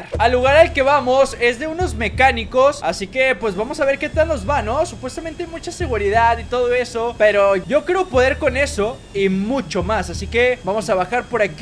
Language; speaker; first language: Spanish; native; Spanish